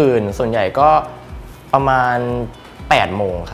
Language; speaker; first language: Thai; native; Thai